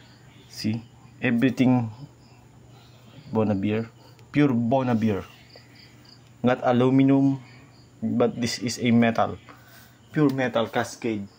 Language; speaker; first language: English; non-native, learner; Filipino